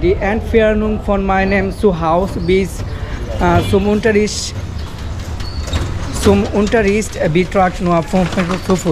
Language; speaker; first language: German; non-native, learner; Bangla